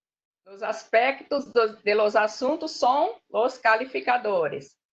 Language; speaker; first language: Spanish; non-native, learner; Portuguese